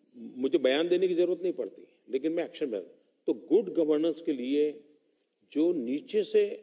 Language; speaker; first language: Hindi; non-native, local second language; Gujarati